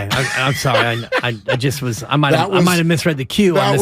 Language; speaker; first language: English; native; English